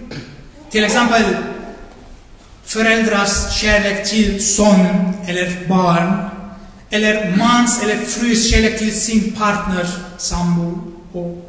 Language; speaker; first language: Swedish; non-native, fluent; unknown